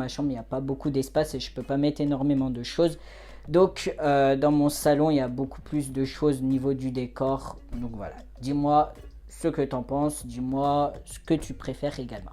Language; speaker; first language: French; native; French